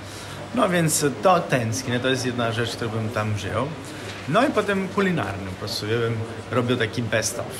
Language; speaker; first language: Polish; non-native, fluent; Italian